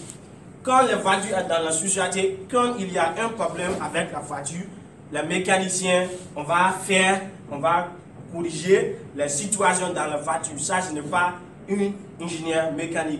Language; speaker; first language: French; non-native, learner; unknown